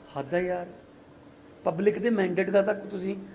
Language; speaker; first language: Hindi; non-native, local second language; Punjabi